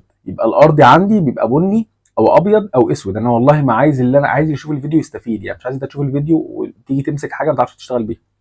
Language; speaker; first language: Arabic; native; Arabic